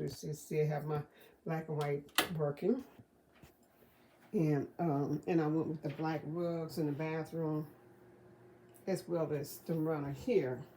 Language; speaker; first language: English; native; English